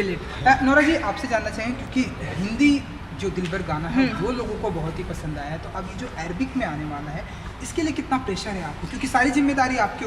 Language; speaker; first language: Hindi; native; Hindi